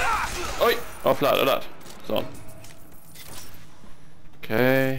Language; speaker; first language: Swedish; non-native, learner; Norwegian